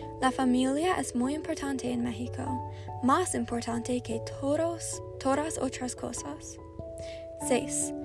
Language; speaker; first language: Spanish; non-native, learner; English